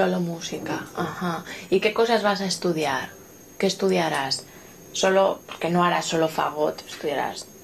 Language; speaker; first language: Spanish; non-native, fluent; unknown